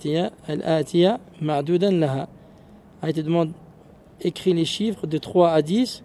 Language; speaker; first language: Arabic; early bilingual, heritage; Arabic